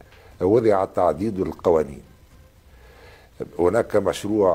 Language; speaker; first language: Arabic; native; Arabic